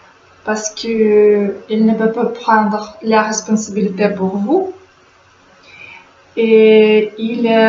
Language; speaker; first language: French; non-native, fluent; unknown